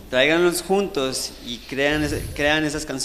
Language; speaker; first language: Spanish; native; Spanish